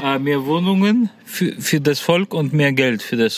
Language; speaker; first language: German; non-native, learner; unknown